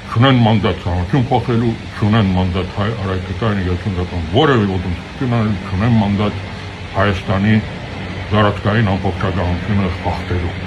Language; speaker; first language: Armenian; early bilingual, heritage; Armenian